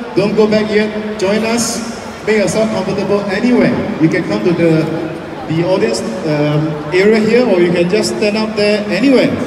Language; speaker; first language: English; non-native, local second language; Chinese